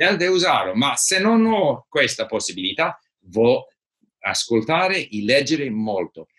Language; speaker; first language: Italian; non-native, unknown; English